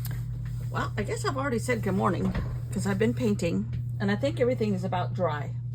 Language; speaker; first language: English; native; English